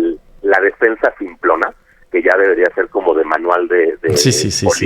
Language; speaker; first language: Spanish; native; Spanish